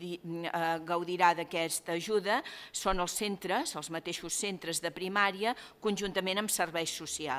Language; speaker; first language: Catalan; native; Catalan